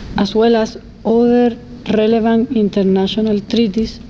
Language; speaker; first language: English; non-native, fluent; Spanish